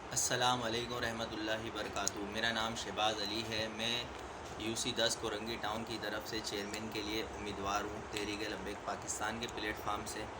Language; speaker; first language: Urdu; native; Urdu